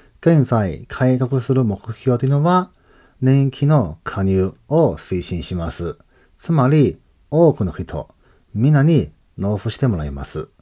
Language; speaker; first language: Japanese; non-native, fluent; Chinese